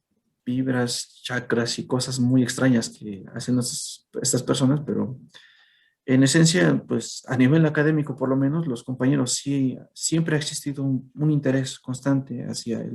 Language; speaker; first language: Spanish; native; Spanish